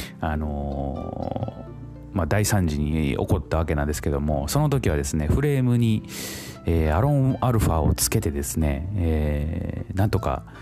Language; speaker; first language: Japanese; native; Japanese